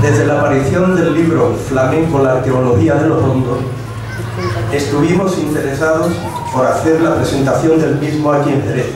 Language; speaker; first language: Spanish; native; Spanish